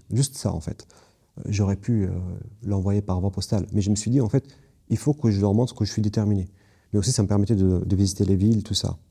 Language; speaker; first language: French; non-native, fluent; Kurdish